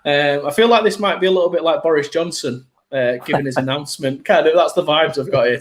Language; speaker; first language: English; native; English